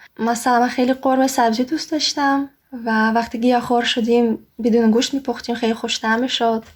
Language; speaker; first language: Persian; non-native, fluent; Russian